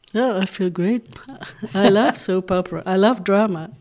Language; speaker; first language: English; non-native, fluent; Dutch